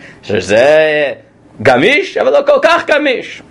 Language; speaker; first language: Hebrew; non-native, fluent; English